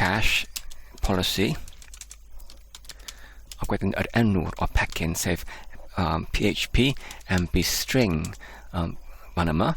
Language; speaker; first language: Welsh; non-native, fluent; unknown